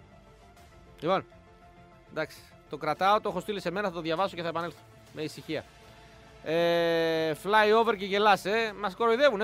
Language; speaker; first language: Greek; native; Greek